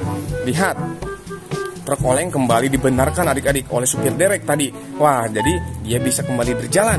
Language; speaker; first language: Indonesian; native; Indonesian